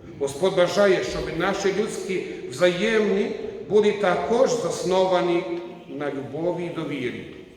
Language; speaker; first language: Ukrainian; non-native, learner; Croatian